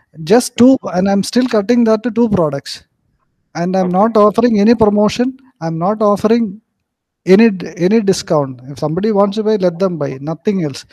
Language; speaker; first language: English; non-native, local second language; Malayalam